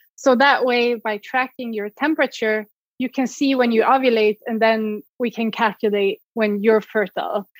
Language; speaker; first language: English; non-native, fluent; Swedish